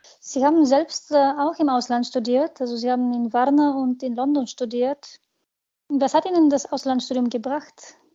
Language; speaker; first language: German; non-native, fluent; Bulgarian